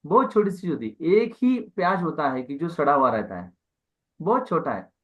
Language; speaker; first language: Hindi; non-native, local second language; Marathi